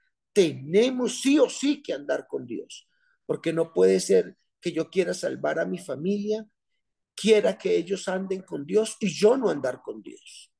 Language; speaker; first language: Spanish; native; Spanish